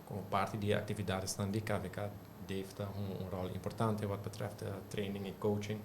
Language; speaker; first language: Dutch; non-native, local second language; Papiamento